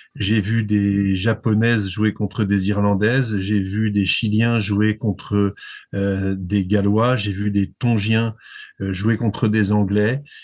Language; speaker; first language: French; native; French